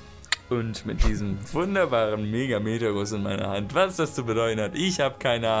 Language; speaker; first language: German; native; German